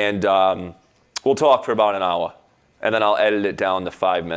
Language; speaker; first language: English; native; English